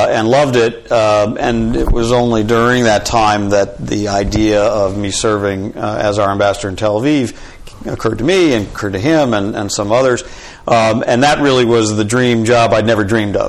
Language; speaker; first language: English; native; English